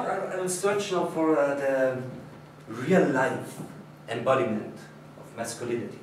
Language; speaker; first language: English; non-native, fluent; German